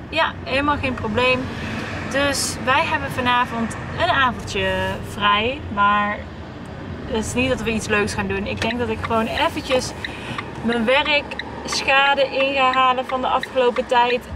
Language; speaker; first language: Dutch; native; Dutch